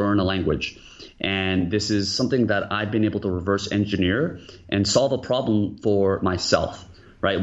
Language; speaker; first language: English; early bilingual, other home language; Korean